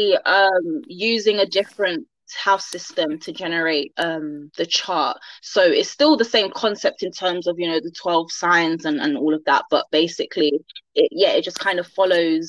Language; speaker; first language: English; native; English